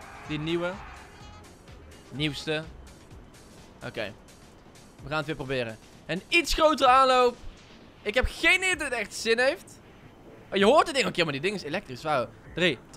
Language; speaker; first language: Dutch; native; Dutch